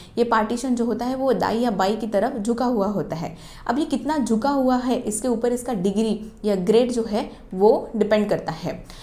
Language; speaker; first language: Hindi; non-native, local second language; Marathi